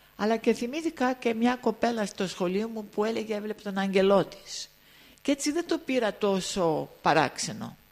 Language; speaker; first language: Greek; early bilingual, heritage; Greek